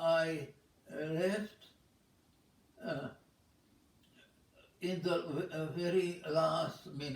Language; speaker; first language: English; non-native, fluent; Czech